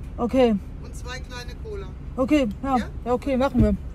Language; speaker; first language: German; native; German